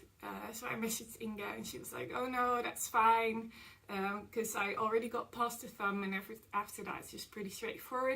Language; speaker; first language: English; non-native, fluent; Dutch